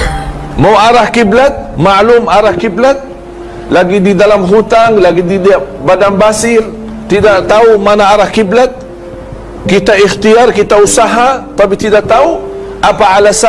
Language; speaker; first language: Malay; non-native, fluent; Arabic